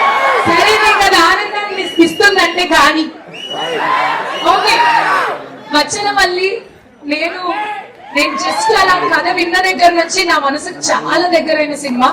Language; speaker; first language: Telugu; native; Telugu